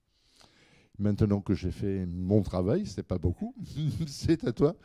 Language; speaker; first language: French; native; French